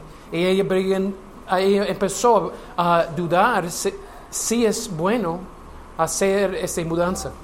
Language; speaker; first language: Spanish; non-native, learner; English